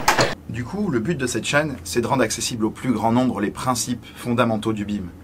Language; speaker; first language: French; native; French